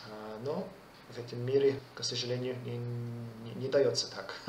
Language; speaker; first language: Russian; non-native, fluent; English